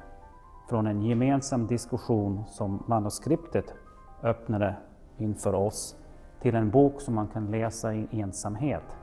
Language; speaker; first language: Swedish; non-native, fluent; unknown